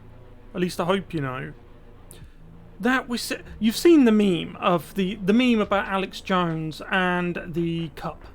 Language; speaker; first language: English; native; English